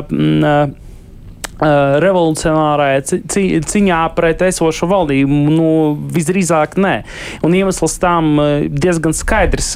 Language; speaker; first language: Latvian; non-native, local second language; Russian